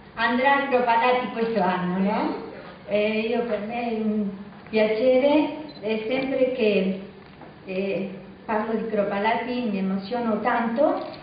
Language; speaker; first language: Italian; early bilingual, heritage; Italian